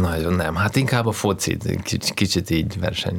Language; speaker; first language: Hungarian; non-native, fluent; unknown